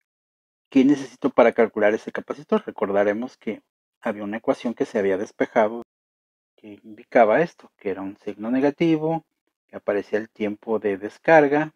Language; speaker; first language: Spanish; native; Spanish